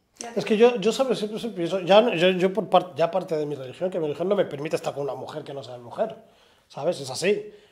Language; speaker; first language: Spanish; early bilingual, other home language; Arabic